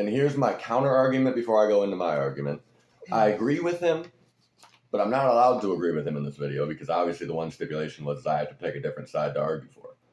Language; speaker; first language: English; native; English